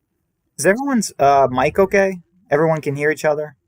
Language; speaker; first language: English; native; English